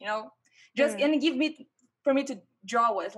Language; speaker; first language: English; non-native, fluent; Portuguese